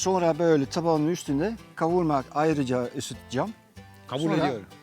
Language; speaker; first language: Turkish; non-native, fluent; Dutch